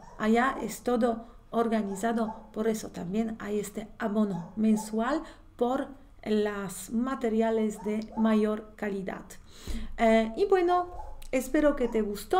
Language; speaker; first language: Spanish; non-native, fluent; Polish